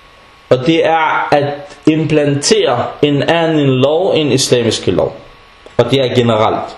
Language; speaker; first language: Danish; early bilingual, other home language; Arabic